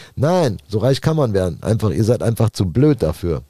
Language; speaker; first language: German; native; German